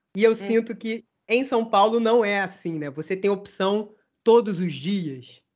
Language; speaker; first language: Portuguese; native; Portuguese